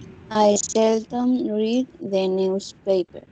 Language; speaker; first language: English; non-native, learner; Spanish